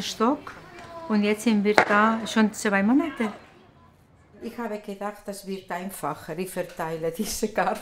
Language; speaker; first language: German; non-native, learner; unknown